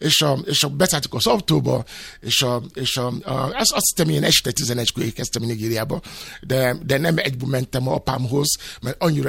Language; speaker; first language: Hungarian; non-native, fluent; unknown